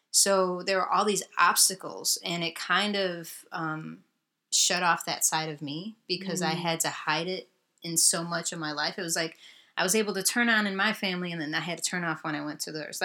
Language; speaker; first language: English; native; English